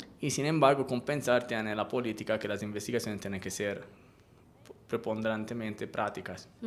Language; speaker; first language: Spanish; non-native, fluent; Italian